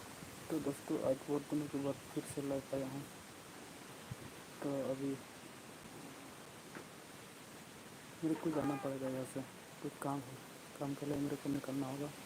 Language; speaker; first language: Hindi; non-native, local second language; Santali